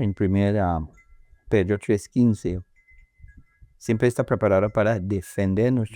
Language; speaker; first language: Spanish; non-native, learner; English